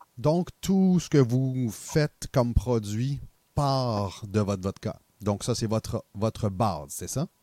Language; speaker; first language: French; native; French